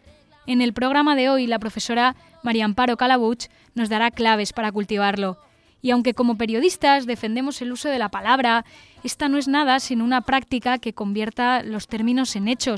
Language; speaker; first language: Spanish; native; Spanish